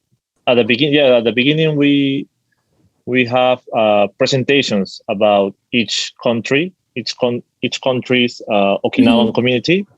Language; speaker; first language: English; non-native, fluent; Spanish